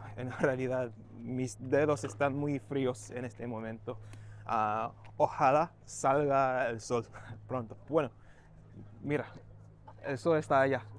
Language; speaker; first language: Spanish; non-native, fluent; English